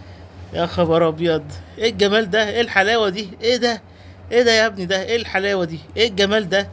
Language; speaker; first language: Arabic; native; Arabic